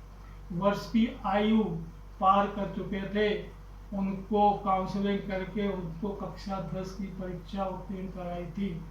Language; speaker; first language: Hindi; native; Hindi